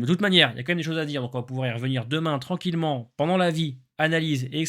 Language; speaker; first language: French; native; French